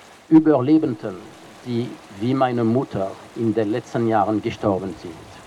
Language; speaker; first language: German; non-native, fluent; French